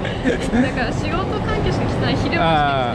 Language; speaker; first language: Japanese; non-native, fluent; Russian